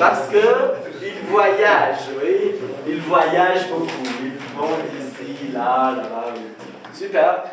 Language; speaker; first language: French; non-native, fluent; Persian